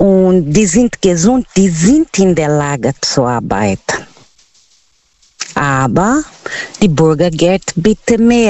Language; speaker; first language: German; non-native, learner; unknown